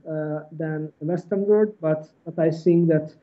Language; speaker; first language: English; non-native, fluent; Hungarian